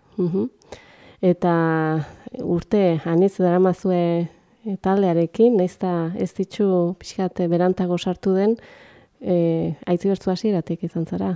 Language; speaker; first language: Basque; native; Basque